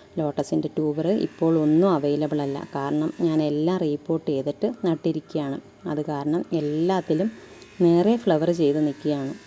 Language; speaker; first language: Malayalam; native; Malayalam